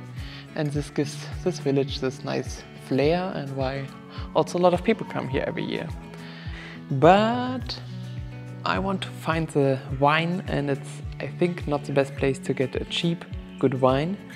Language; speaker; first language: English; non-native, fluent; German